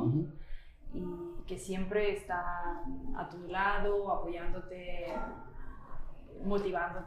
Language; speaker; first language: Spanish; non-native, fluent; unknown